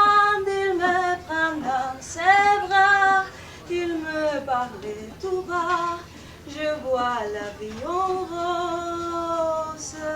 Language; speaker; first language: French; non-native, fluent; Spanish